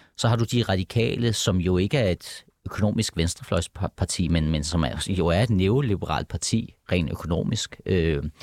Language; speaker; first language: Danish; early bilingual, other home language; Persian